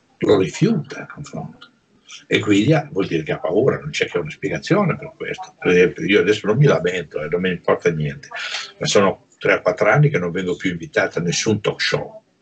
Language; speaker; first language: Italian; native; Italian